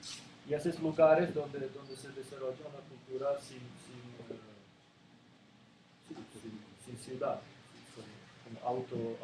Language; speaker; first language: Spanish; non-native, learner; Serbian